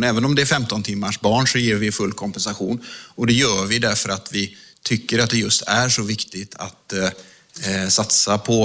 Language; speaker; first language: Swedish; native; Swedish